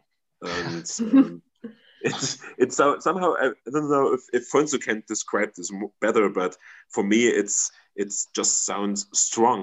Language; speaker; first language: English; non-native, fluent; German